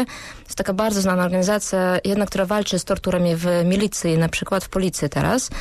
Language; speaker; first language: Polish; non-native, fluent; Russian